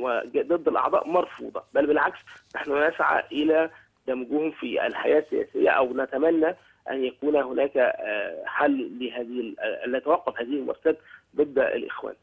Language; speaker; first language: Arabic; native; Arabic